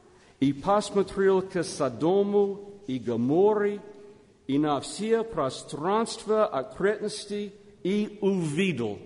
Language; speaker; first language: Russian; non-native, learner; English